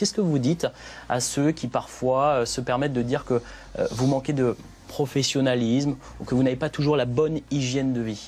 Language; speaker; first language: French; native; French